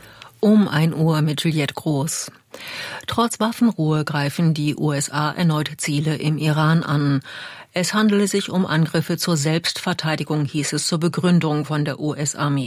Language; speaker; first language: German; native; German